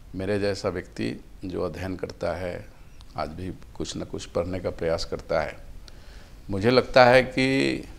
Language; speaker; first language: Hindi; native; Hindi